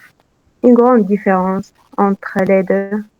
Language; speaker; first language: French; non-native, learner; Arabic